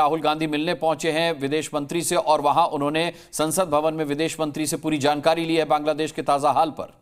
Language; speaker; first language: Hindi; native; Hindi